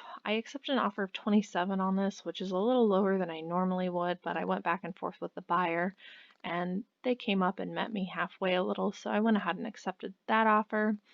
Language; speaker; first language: English; native; English